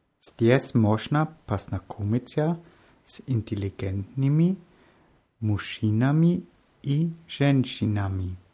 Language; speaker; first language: Russian; non-native, learner; German